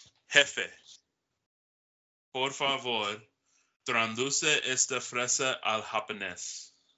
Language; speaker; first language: Spanish; non-native, learner; English